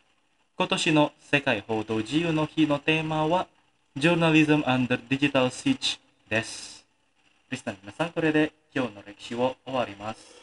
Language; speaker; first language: Japanese; non-native, fluent; Indonesian